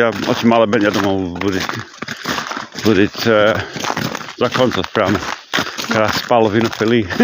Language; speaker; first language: Russian; non-native, learner; English